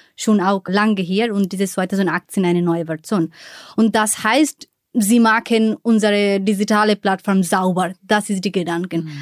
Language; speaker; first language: German; non-native, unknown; Bangla